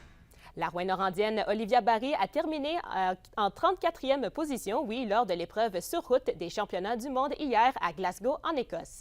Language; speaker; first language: French; native; French